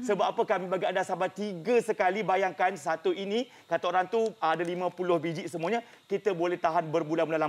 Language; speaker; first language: Malay; native; Malay